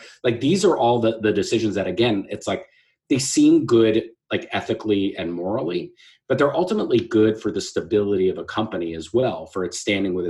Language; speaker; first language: English; native; English